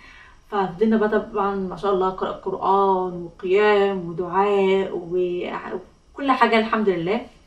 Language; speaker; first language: Arabic; native; Arabic